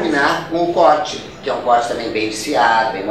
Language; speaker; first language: Portuguese; native; Portuguese